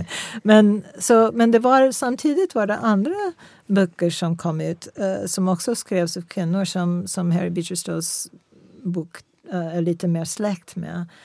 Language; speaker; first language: Swedish; non-native, fluent; English